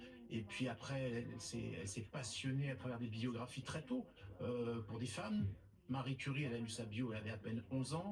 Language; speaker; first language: French; native; French